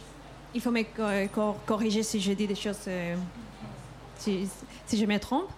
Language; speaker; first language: French; non-native, fluent; Spanish